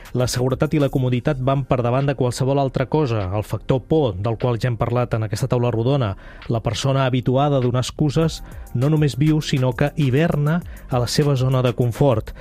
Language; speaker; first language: Catalan; native; Catalan